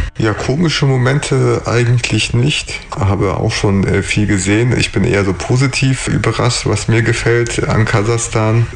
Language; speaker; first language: German; early bilingual, other home language; Polish